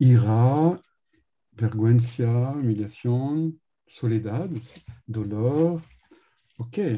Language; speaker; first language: Spanish; non-native, learner; French